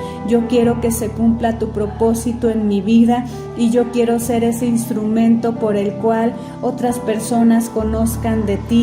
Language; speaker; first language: Spanish; native; Spanish